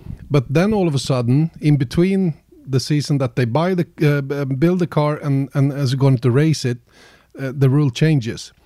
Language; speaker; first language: English; non-native, fluent; Swedish